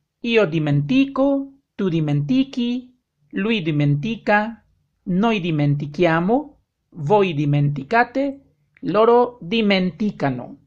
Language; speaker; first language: Italian; non-native, fluent; Spanish